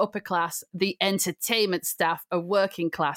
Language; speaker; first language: English; native; English